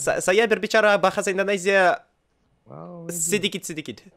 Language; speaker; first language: Indonesian; non-native, learner; Russian